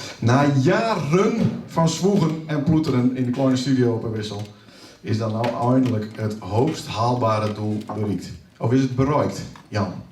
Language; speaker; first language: Dutch; native; Dutch